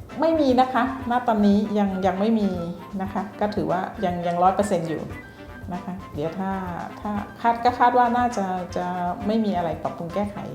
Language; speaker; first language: Thai; native; Thai